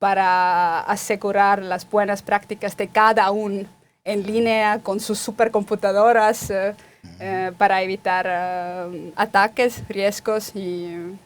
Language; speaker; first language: Spanish; non-native, fluent; Estonian